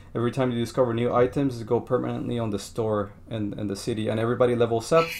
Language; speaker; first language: English; non-native, fluent; Spanish